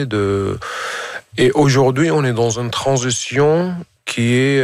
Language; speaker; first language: French; non-native, fluent; Arabic